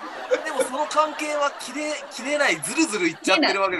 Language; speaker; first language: Japanese; native; Japanese